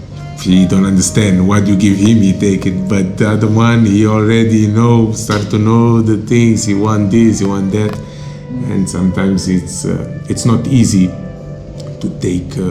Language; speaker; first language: English; non-native, local second language; Kabuverdianu